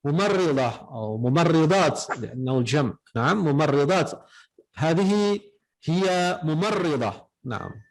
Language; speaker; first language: Arabic; non-native, fluent; Indonesian